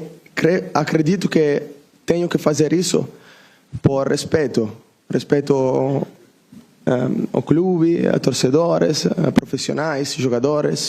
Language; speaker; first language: Portuguese; non-native, learner; Italian